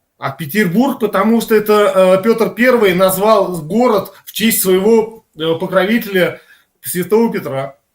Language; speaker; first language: Russian; native; Russian